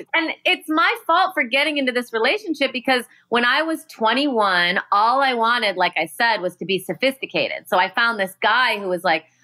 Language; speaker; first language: English; native; English